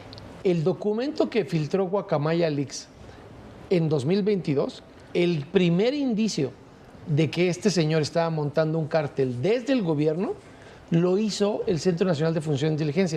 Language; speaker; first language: Spanish; native; Spanish